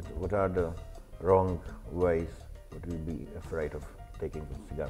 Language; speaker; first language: English; non-native, fluent; Czech